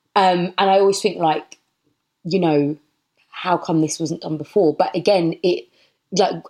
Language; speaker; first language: English; native; English